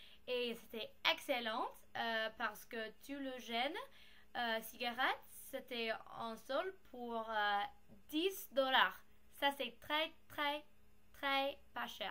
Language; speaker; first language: French; non-native, learner; English